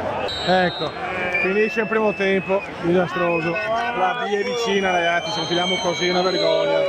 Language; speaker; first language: Italian; native; Italian